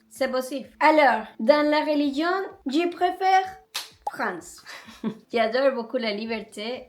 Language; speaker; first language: French; non-native, learner; Spanish